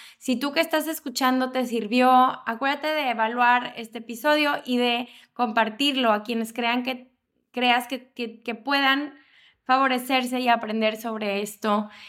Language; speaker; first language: Spanish; native; Spanish